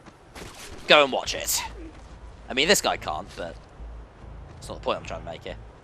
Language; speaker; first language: English; native; English